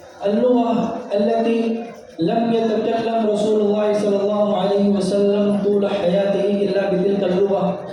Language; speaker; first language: Arabic; non-native, fluent; Urdu